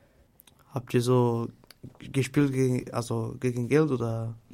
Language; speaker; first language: German; non-native, learner; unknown